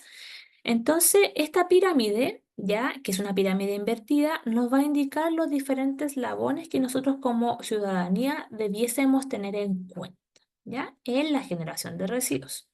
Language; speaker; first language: Spanish; native; Spanish